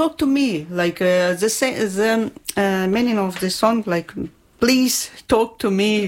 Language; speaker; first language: English; non-native, learner; Ukrainian